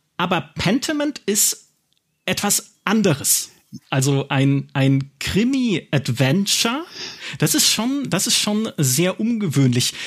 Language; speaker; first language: German; native; German